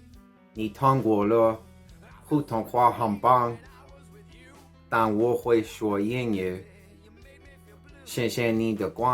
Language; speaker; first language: Chinese; non-native, learner; English